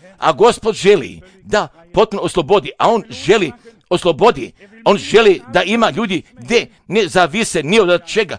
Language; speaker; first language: Croatian; non-native, fluent; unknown